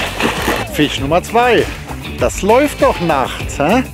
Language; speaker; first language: German; native; German